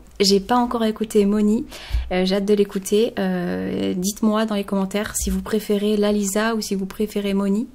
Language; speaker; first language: French; native; French